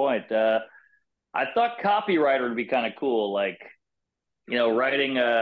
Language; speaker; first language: English; native; English